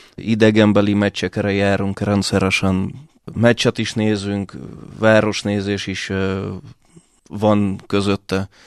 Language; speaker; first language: Hungarian; early bilingual, other home language; Russian